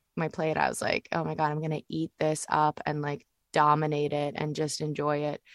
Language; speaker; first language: English; native; English